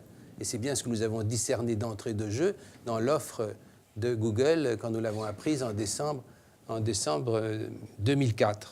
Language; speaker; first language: French; native; French